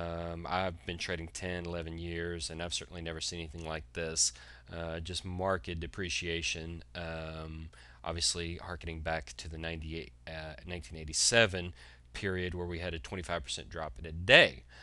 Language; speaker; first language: English; native; English